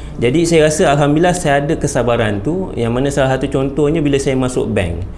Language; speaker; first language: Malay; native; Malay